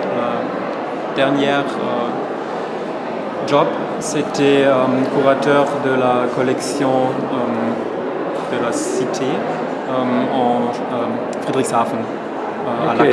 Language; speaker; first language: French; non-native, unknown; German